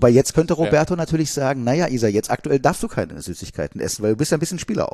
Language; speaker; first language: German; native; German